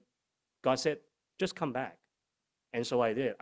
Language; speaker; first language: English; non-native, local second language; Cantonese